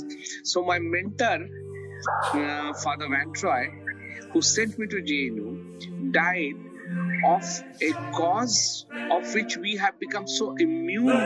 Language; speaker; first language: English; non-native, local second language; Bangla